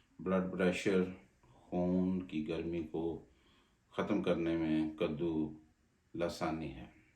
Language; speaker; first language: Urdu; non-native, local second language; Punjabi